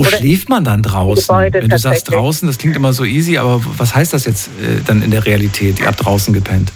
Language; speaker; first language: German; native; German